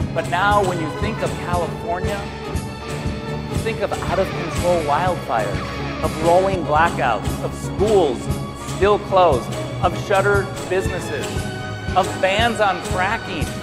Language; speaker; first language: English; native; English